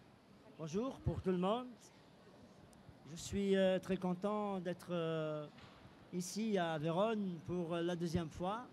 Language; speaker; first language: French; non-native, local second language; Arabic